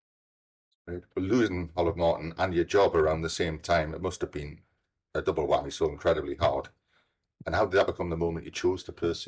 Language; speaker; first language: English; native; English